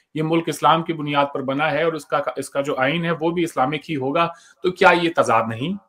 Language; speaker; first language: Hindi; native; Hindi